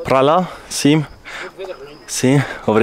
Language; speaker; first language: Portuguese; non-native, learner; French